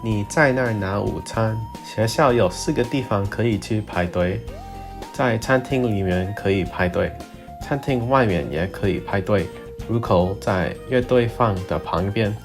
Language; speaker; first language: Chinese; non-native, learner; English